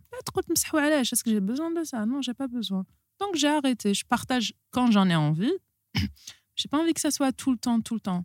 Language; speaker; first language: French; non-native, local second language; Arabic